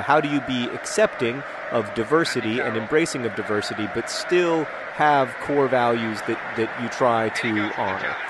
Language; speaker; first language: English; native; English